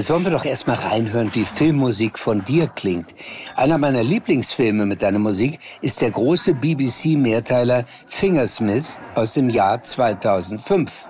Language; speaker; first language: German; native; German